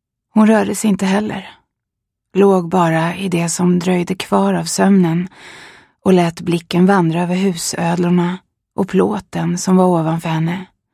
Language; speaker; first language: Swedish; native; Swedish